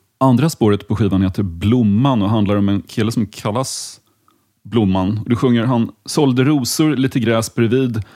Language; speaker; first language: Swedish; native; Swedish